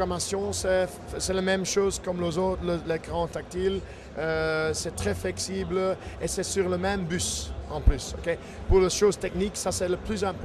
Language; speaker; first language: French; non-native, fluent; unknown